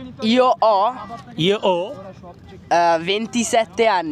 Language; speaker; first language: Italian; non-native, fluent; Bangla